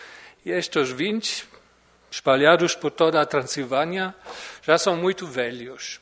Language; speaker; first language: Portuguese; non-native, fluent; German